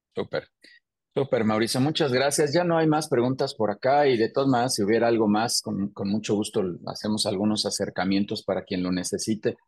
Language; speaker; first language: Spanish; native; Spanish